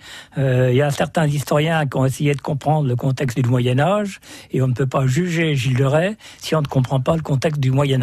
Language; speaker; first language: French; native; French